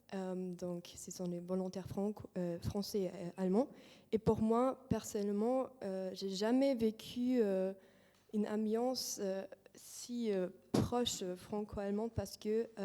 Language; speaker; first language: French; non-native, fluent; German